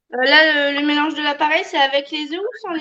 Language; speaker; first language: French; native; French